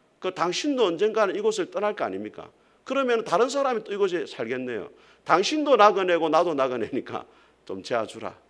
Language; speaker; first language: Korean; native; Korean